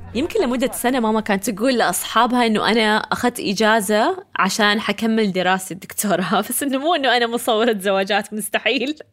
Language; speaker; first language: Arabic; early bilingual, heritage; Arabic